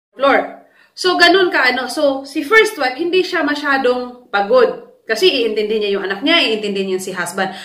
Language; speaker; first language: Filipino; native; Filipino